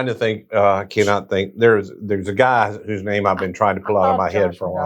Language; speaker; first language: English; native; English